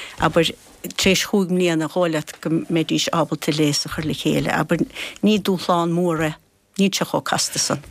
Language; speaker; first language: Irish; native; Irish